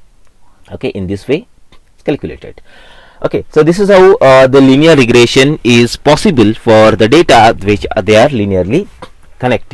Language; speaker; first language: English; non-native, local second language; Marathi